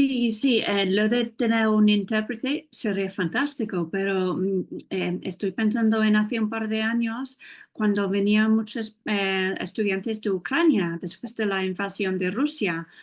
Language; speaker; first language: Spanish; non-native, fluent; English